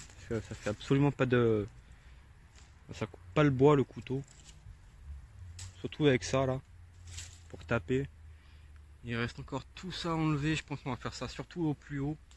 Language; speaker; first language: French; native; French